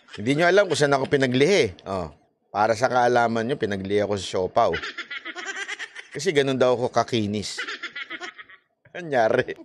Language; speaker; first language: Filipino; native; Filipino